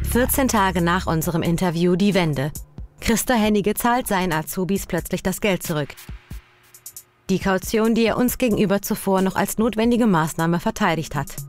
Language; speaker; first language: German; native; German